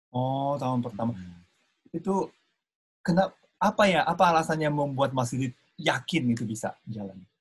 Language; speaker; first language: Indonesian; non-native, fluent; Japanese